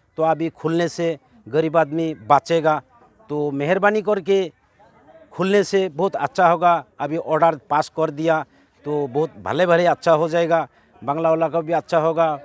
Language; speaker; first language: Hindi; non-native, local second language; Bangla